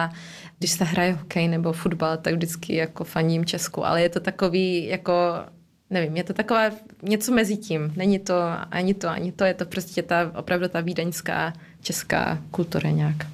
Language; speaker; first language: Czech; early bilingual, heritage; Czech